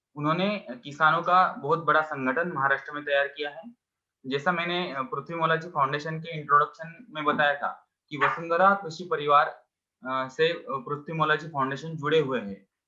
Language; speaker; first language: Hindi; non-native, local second language; Marathi